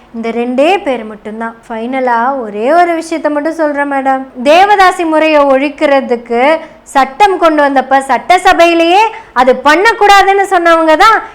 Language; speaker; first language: Tamil; non-native, local second language; Malayalam